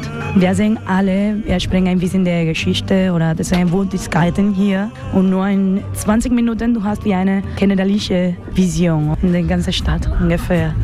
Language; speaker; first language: German; non-native, learner; Spanish